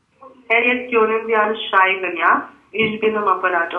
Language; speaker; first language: German; non-native, learner; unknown